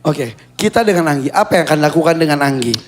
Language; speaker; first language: Indonesian; native; Indonesian